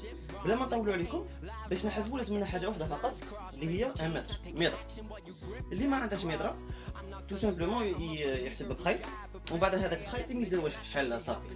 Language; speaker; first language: Arabic; native; Arabic